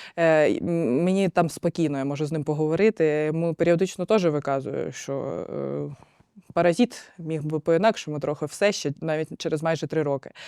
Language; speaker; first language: Ukrainian; non-native, local second language; Russian